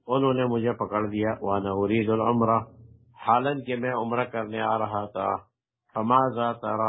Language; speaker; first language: Urdu; non-native, local second language; Pashto